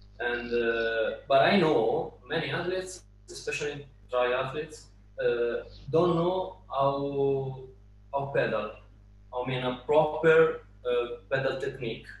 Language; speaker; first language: English; non-native, learner; Italian